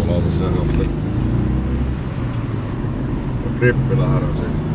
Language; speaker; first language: Finnish; native; Finnish